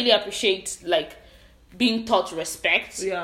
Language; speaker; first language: English; non-native, local second language; Yoruba